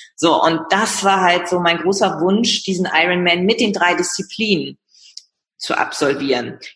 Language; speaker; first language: German; native; German